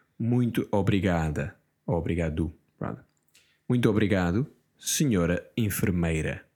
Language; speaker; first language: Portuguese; non-native, learner; English